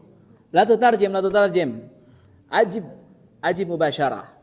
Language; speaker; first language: Arabic; non-native, fluent; Sundanese